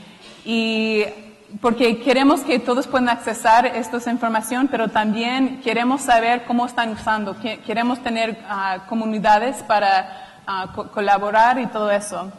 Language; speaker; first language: Spanish; non-native, fluent; English